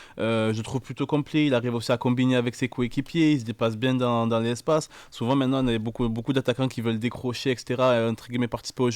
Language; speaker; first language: French; native; French